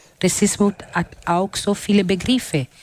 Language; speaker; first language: German; non-native, fluent; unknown